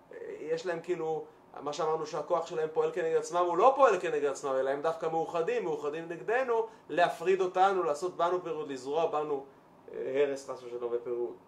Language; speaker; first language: Hebrew; native; Hebrew